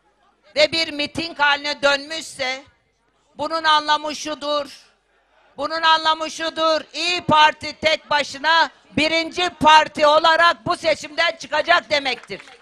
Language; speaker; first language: Turkish; native; Turkish